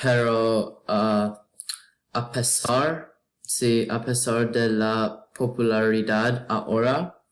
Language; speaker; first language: Spanish; non-native, learner; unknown